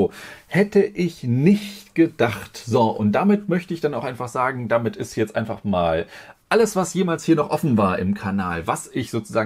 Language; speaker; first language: German; native; German